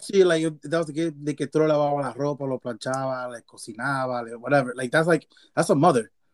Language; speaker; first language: English; early bilingual, other home language; Spanish